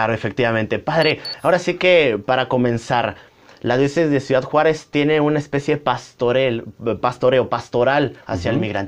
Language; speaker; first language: Spanish; native; Spanish